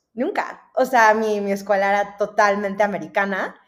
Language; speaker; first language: Spanish; early bilingual, heritage; Spanish